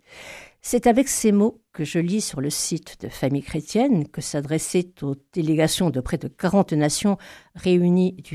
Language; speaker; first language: French; native; French